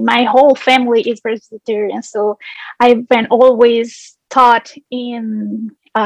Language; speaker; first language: English; non-native, fluent; Spanish